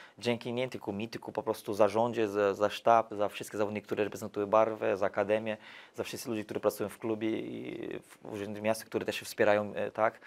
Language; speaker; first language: Polish; non-native, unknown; Portuguese